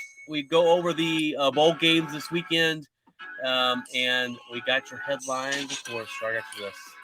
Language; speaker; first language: English; native; English